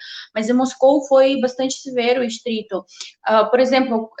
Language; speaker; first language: Portuguese; non-native, fluent; Russian